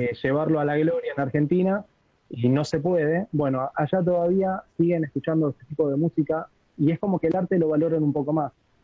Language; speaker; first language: Spanish; native; Spanish